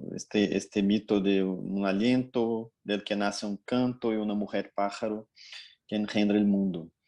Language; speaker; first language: Spanish; non-native, fluent; Portuguese